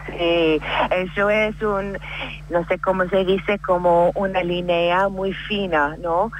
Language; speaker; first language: Spanish; non-native, fluent; English